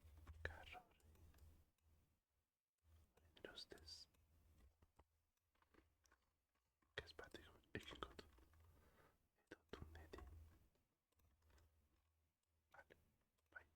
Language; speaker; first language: Basque; non-native, learner; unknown